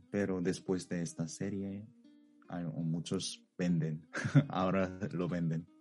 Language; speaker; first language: Spanish; non-native, fluent; Korean